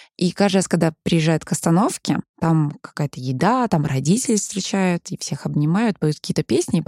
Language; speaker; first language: Russian; early bilingual, heritage; Russian